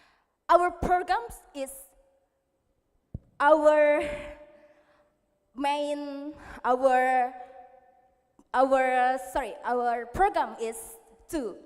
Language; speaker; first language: English; non-native, learner; Indonesian